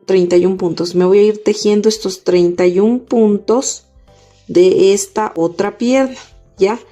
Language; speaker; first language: Spanish; native; Spanish